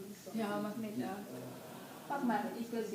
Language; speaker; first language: Dutch; non-native, learner; Filipino